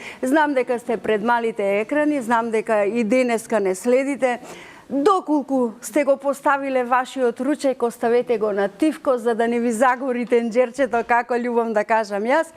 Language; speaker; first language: Macedonian; native; Macedonian